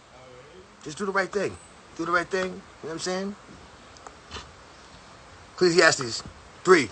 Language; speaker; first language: English; native; English